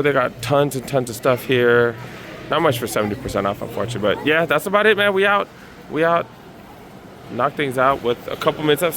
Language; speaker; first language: English; native; English